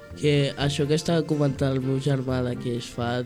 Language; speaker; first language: Catalan; early bilingual, heritage; Catalan